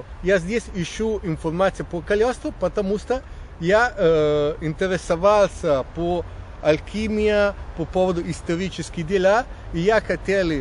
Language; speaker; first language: Russian; non-native, learner; Italian